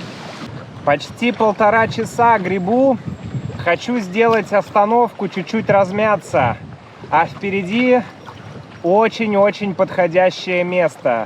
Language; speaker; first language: Russian; native; Russian